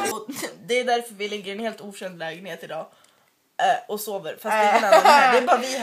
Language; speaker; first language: Swedish; native; Swedish